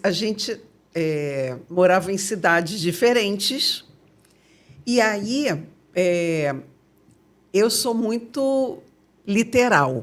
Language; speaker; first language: Portuguese; native; Portuguese